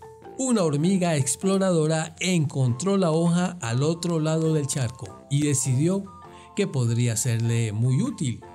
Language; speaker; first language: Spanish; native; Spanish